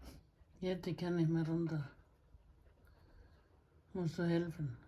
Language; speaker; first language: German; non-native, learner; Indonesian